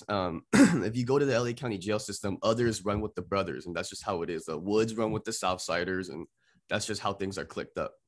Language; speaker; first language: English; native; English